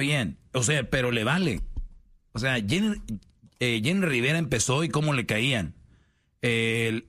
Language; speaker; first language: Spanish; native; Spanish